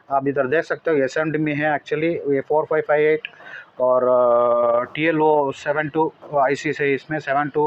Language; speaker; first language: Hindi; non-native, local second language; Telugu